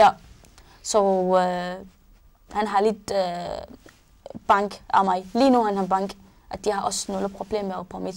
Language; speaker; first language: Danish; non-native, learner; Arabic